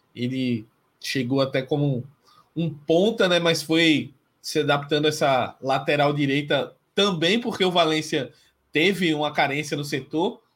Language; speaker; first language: Portuguese; native; Portuguese